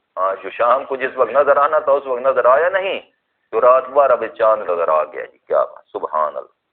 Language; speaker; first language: Urdu; non-native, local second language; Punjabi